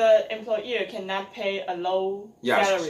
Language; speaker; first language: English; non-native, learner; Chinese